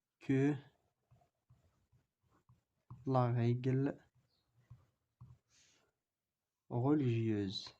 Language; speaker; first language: French; non-native, local second language; Arabic